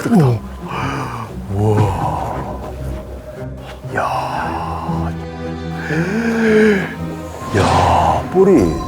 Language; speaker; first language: Korean; native; Korean